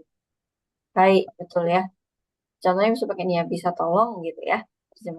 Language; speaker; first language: Indonesian; native; Indonesian